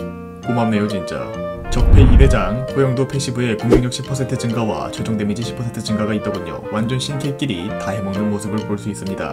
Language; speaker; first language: Korean; native; Korean